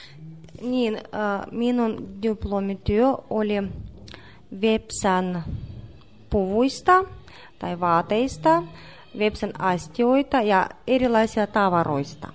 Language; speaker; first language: Finnish; non-native, learner; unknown